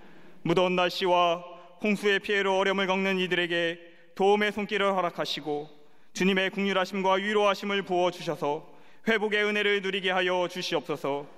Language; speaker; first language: Korean; native; Korean